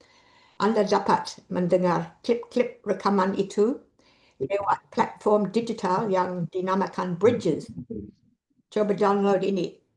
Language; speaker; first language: Indonesian; non-native, fluent; English